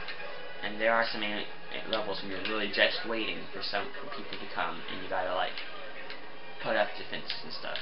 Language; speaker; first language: English; native; English